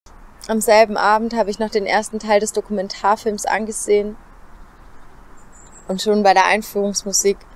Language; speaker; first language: German; native; German